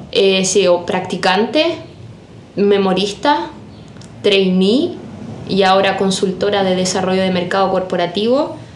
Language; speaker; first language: Spanish; native; Spanish